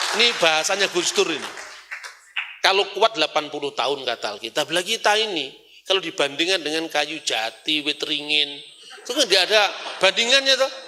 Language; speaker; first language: Indonesian; non-native, local second language; Javanese